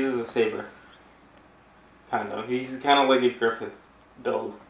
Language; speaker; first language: English; native; English